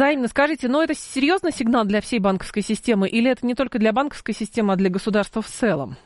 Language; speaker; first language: Russian; native; Russian